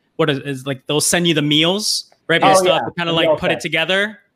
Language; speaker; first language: English; native; English